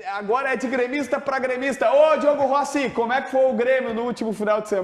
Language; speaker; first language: Portuguese; native; Portuguese